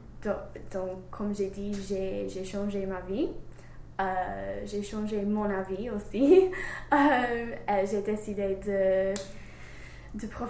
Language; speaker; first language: French; non-native, learner; English